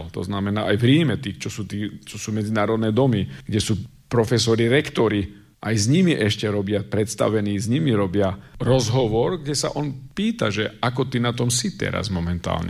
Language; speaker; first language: Slovak; native; Slovak